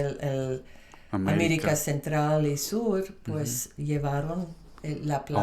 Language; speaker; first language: Spanish; non-native, fluent; Dutch